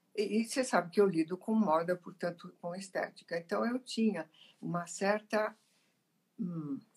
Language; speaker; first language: Portuguese; early bilingual, other home language; Italian